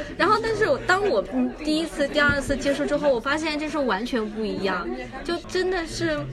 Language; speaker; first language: Chinese; native; Chinese